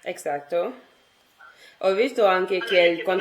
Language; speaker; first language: Italian; non-native, learner; French